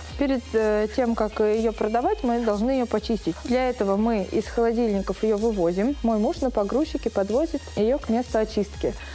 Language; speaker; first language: Russian; native; Russian